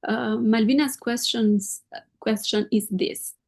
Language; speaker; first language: English; non-native, fluent; Albanian